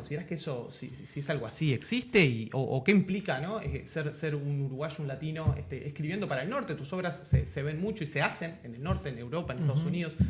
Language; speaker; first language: Spanish; native; Spanish